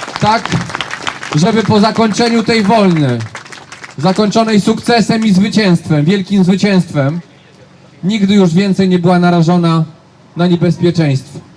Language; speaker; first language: Polish; native; Polish